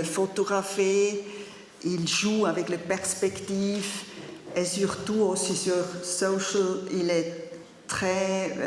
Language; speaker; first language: French; non-native, learner; German